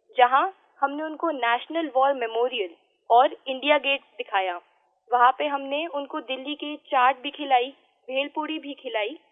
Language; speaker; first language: Hindi; native; Hindi